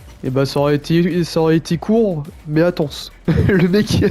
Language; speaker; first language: French; native; French